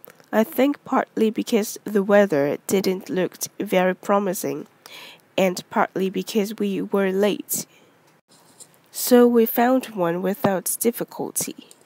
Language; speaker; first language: English; non-native, local second language; Cantonese